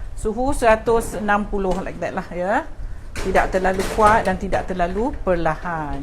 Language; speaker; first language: Malay; native; Malay